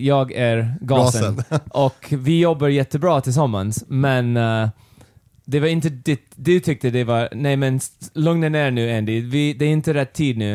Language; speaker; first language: Swedish; non-native, learner; English